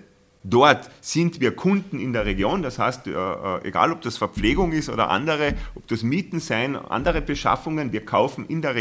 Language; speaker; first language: German; native; German